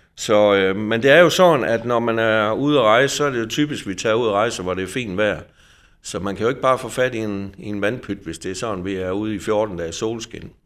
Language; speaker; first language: Danish; native; Danish